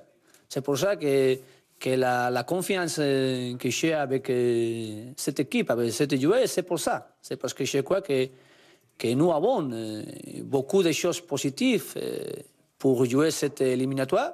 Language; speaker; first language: French; non-native, learner; Spanish